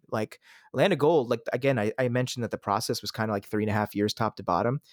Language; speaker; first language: English; native; English